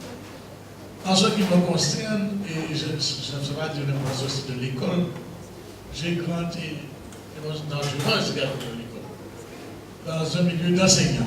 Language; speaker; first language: French; native; French